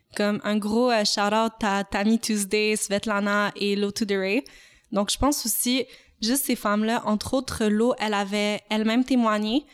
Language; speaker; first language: French; native; French